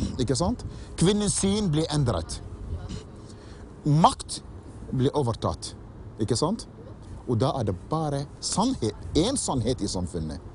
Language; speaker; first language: Norwegian; non-native, fluent; Arabic